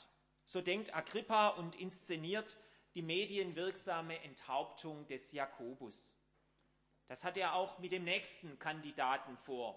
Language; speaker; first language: German; native; German